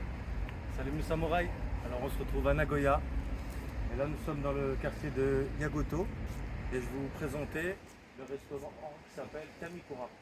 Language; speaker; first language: French; native; French